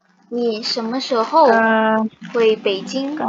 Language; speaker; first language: Chinese; non-native, learner; Indonesian